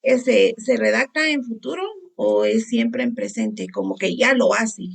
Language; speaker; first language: Spanish; native; Spanish